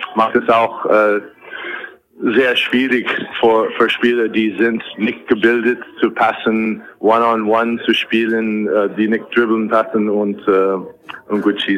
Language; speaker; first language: German; non-native, fluent; English